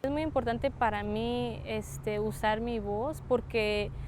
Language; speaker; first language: Spanish; early bilingual, heritage; Spanish